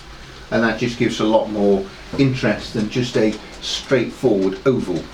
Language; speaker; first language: English; native; English